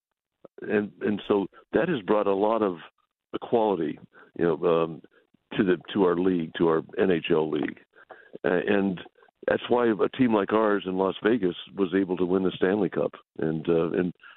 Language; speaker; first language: English; native; English